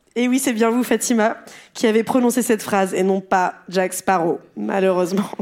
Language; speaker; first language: French; native; French